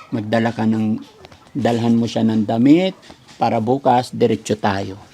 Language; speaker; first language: Filipino; native; Filipino